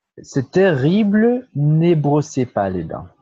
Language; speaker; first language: French; non-native, learner; Portuguese